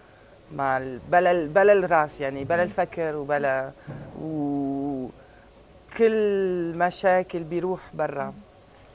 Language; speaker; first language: Arabic; early bilingual, heritage; Arabic